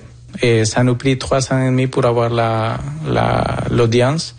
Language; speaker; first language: French; non-native, fluent; Spanish